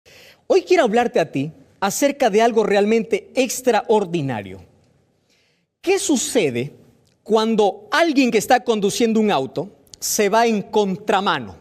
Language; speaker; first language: Spanish; native; Spanish